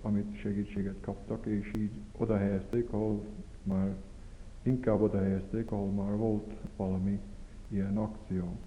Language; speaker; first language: Hungarian; early bilingual, heritage; Hungarian